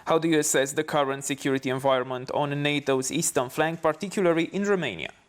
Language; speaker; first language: English; non-native, fluent; Romanian